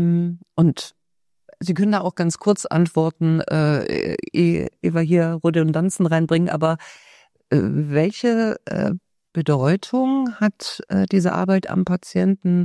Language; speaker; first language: German; native; German